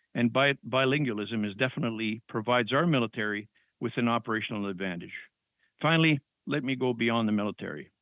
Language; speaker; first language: English; non-native, fluent; French